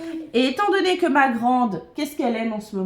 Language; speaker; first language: French; native; French